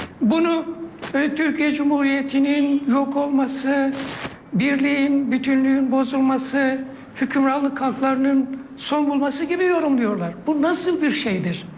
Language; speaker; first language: Turkish; non-native, local second language; Kurdish